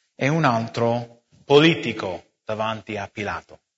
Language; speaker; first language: Italian; non-native, fluent; English